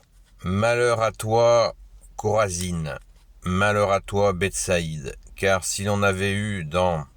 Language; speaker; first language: French; native; French